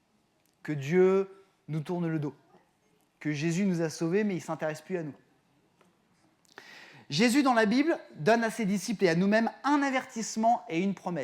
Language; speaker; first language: French; native; French